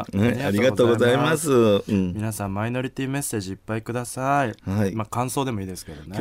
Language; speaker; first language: Japanese; native; Japanese